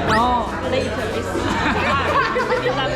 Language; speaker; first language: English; non-native, learner; Korean